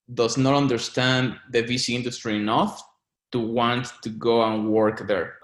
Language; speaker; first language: English; non-native, fluent; Spanish